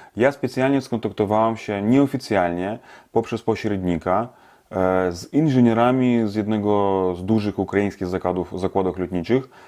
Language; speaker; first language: Polish; non-native, fluent; Russian